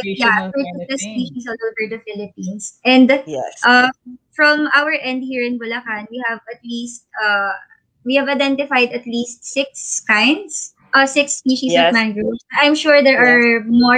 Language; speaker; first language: English; non-native, local second language; Filipino